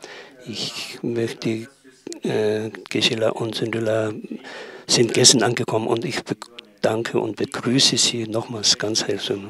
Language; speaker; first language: German; non-native, learner; Tibetan